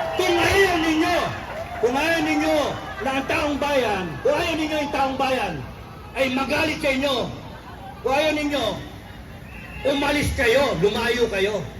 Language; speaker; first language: Filipino; non-native, local second language; Cebuano